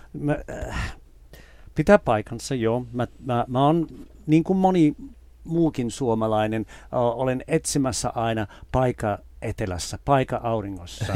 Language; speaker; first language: Finnish; non-native, fluent; English